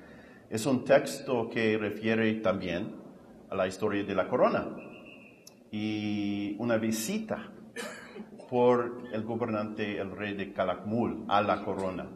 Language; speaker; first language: Spanish; non-native, fluent; English